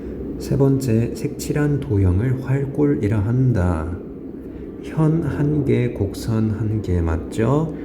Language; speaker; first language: Korean; native; Korean